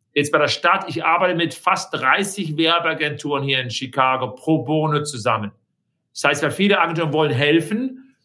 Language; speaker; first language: German; native; German